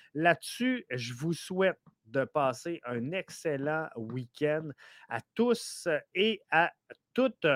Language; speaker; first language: French; native; French